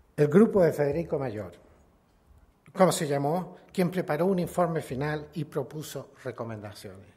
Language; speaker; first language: Spanish; native; Spanish